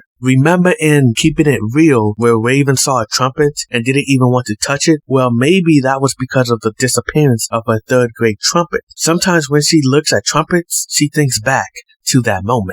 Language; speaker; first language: English; native; English